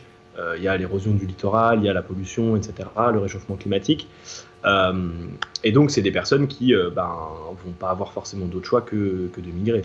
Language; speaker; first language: French; native; French